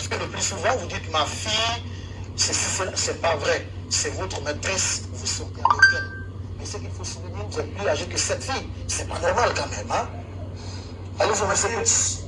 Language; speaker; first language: French; native; French